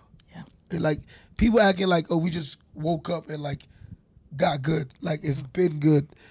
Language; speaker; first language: English; non-native, local second language; Yoruba